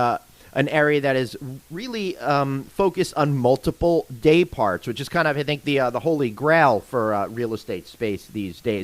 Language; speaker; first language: English; native; English